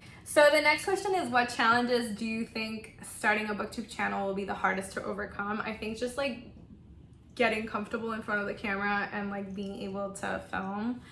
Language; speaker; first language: English; non-native, local second language; Spanish